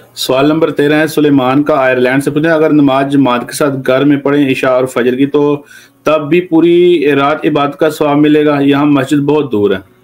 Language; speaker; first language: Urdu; native; Urdu